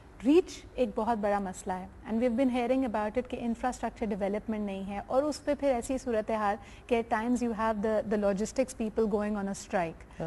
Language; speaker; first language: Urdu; native; Urdu